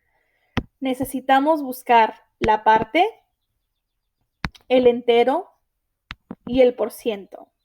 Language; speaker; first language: Spanish; early bilingual, heritage; Spanish